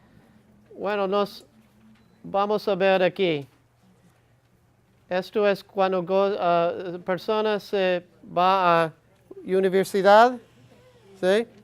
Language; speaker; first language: Spanish; non-native, learner; English